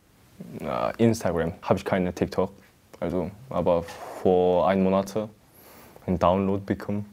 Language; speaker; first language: German; non-native, learner; Korean